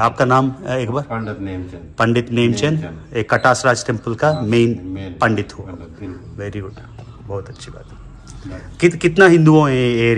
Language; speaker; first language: Hindi; non-native, learner; Telugu